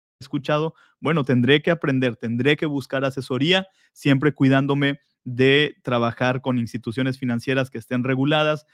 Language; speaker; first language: Spanish; native; Spanish